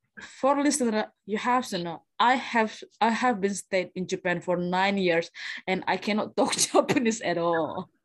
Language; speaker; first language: English; non-native, fluent; Indonesian